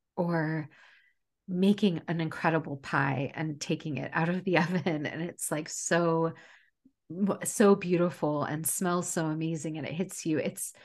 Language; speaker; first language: English; native; English